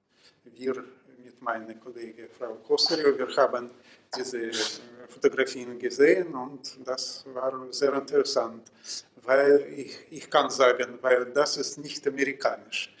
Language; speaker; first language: German; non-native, fluent; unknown